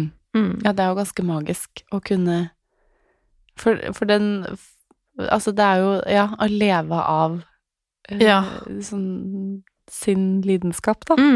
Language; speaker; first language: Norwegian; native; Norwegian